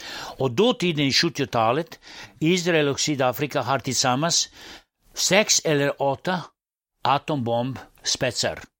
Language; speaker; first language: Swedish; non-native, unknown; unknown